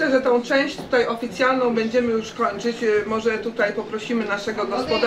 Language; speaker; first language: Polish; native; Polish